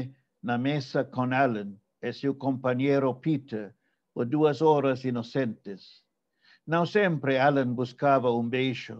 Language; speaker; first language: Portuguese; non-native, fluent; English